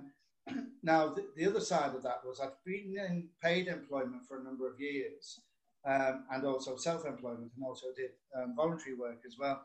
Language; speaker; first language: English; native; English